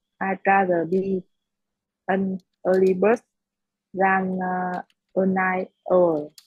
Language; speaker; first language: English; non-native, learner; Vietnamese